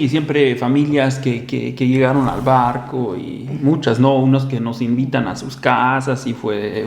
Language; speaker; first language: Spanish; non-native, fluent; German